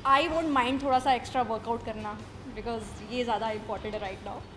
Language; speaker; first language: Hindi; native; Hindi